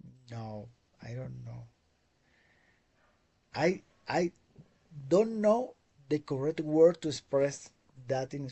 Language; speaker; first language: English; non-native, fluent; Spanish